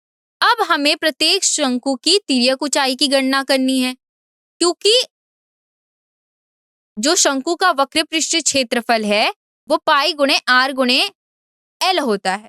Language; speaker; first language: Hindi; native; Hindi